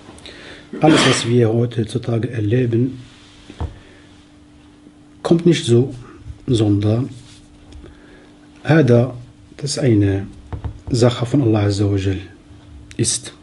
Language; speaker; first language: German; non-native, fluent; Arabic